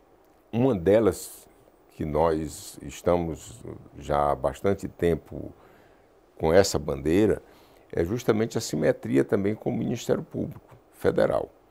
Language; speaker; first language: Portuguese; native; Portuguese